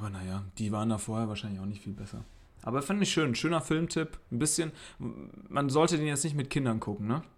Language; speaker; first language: German; native; German